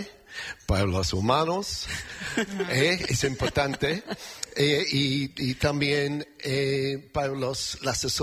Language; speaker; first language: Spanish; non-native, fluent; English